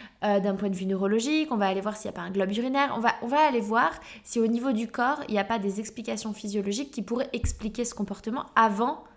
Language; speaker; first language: French; native; French